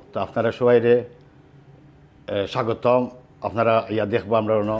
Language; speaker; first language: Bangla; non-native, learner; French